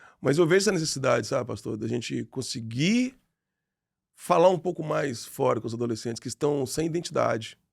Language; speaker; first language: Portuguese; native; Portuguese